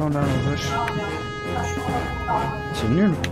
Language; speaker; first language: French; native; French